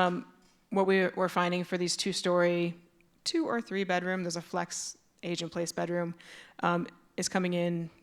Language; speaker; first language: English; native; English